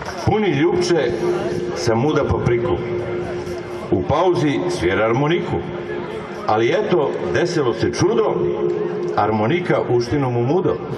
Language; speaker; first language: Bosnian; native; Bosnian